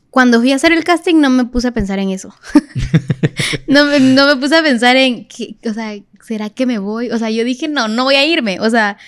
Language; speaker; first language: Spanish; native; Spanish